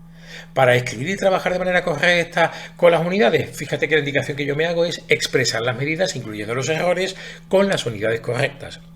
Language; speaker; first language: Spanish; native; Spanish